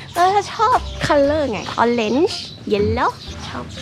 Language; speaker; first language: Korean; non-native, learner; Thai